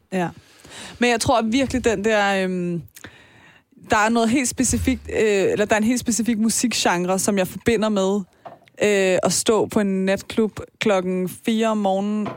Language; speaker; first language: Danish; early bilingual, other home language; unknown